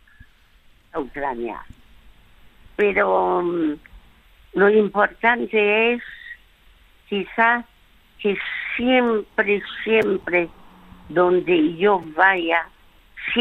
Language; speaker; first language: Spanish; early bilingual, other home language; French